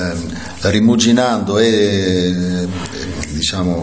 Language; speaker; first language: Italian; native; Italian